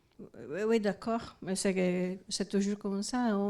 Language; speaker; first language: French; non-native, fluent; Italian